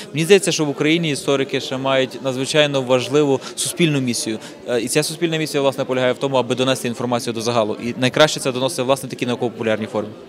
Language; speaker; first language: Ukrainian; native; Ukrainian